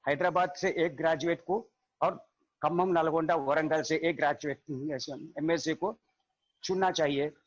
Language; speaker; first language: Hindi; non-native, local second language; Telugu